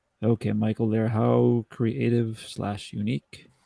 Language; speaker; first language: English; native; English